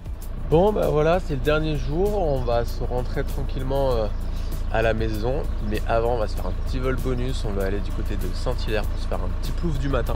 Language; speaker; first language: French; native; French